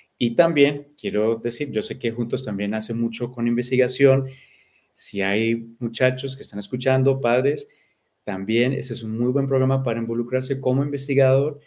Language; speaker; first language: Spanish; early bilingual, heritage; Spanish